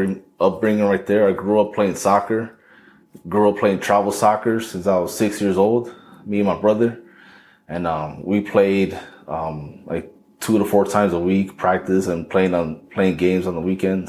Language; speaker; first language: English; native; English